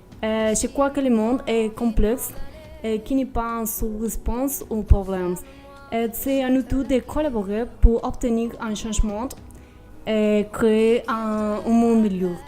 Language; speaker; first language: French; non-native, learner; Spanish